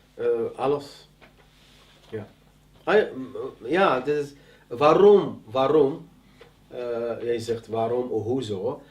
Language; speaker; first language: Dutch; non-native, learner; Arabic